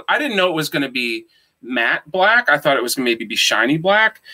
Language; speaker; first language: English; native; English